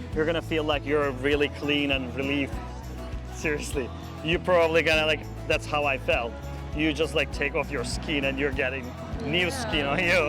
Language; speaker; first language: English; non-native, fluent; Turkish